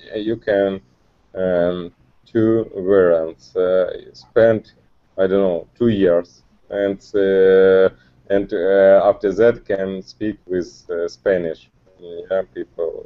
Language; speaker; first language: English; non-native, learner; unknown